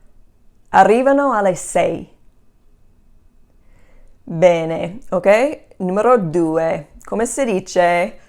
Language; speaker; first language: Italian; non-native, fluent; English